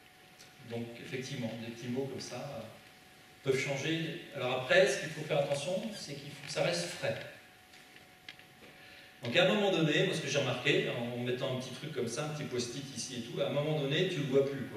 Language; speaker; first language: French; native; French